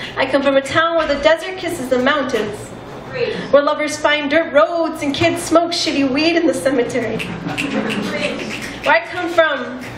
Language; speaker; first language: English; native; English